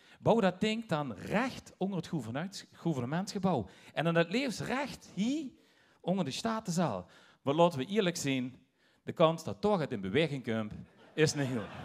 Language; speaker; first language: Dutch; native; Dutch